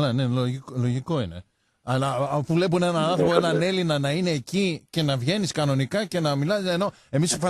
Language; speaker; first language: Greek; native; Greek